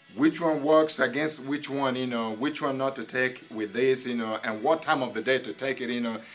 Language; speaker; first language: English; non-native, local second language; Igbo